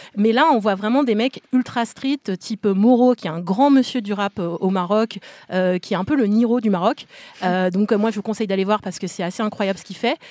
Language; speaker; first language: French; native; French